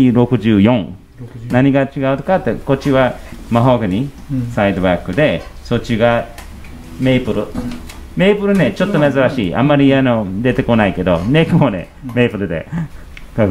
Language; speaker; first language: Japanese; non-native, fluent; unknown